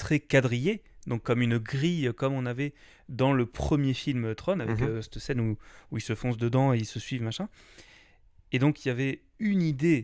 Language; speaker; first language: French; native; French